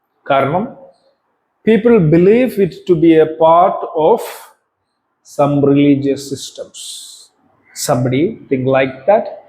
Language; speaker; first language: English; non-native, local second language; Malayalam